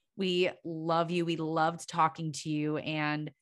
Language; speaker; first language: English; native; English